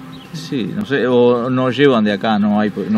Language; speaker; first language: Spanish; native; Spanish